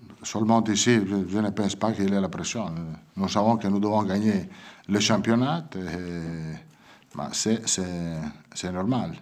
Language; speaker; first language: French; non-native, learner; Italian